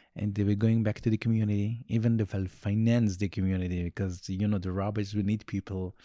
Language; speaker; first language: English; non-native, learner; Yiddish